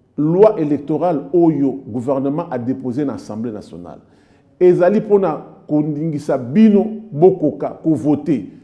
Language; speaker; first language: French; non-native, local second language; Lingala